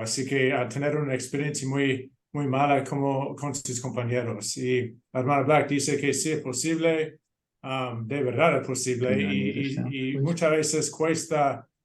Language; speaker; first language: Spanish; non-native, fluent; English